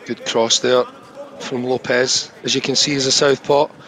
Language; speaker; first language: English; native; English